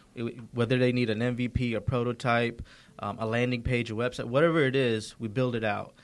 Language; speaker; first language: English; early bilingual, other home language; Hindi